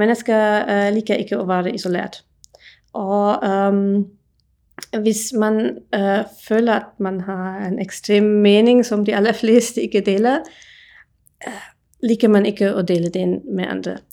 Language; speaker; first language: Norwegian; non-native, fluent; English